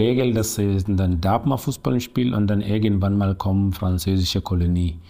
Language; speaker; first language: German; non-native, learner; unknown